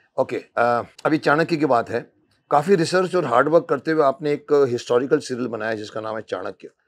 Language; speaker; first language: Hindi; native; Hindi